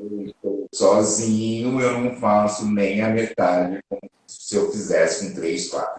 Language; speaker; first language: Portuguese; native; Portuguese